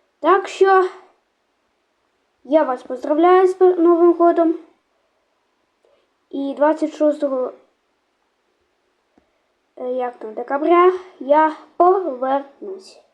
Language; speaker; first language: Ukrainian; non-native, local second language; Russian